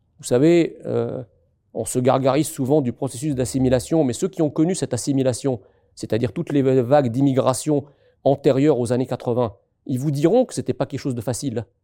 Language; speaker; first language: French; early bilingual, other home language; Arabic